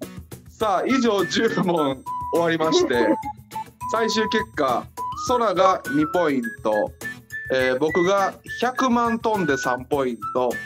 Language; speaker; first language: Japanese; native; Japanese